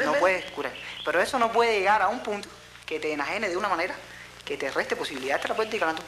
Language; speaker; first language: Spanish; native; Spanish